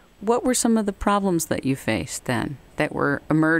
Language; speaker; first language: English; native; English